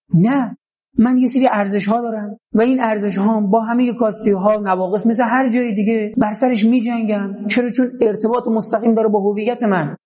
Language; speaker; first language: Persian; native; Persian